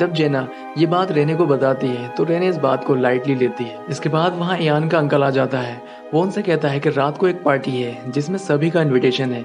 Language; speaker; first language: Hindi; native; Hindi